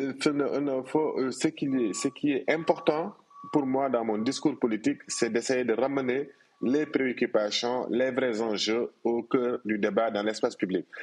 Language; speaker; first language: French; non-native, local second language; Wolof